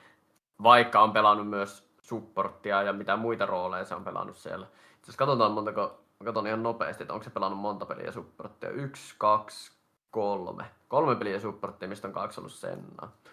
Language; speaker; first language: Finnish; native; Finnish